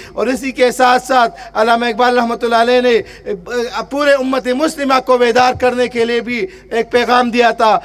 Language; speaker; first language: Urdu; non-native, local second language; Pashto